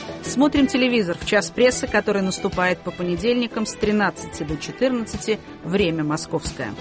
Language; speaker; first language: Russian; native; Russian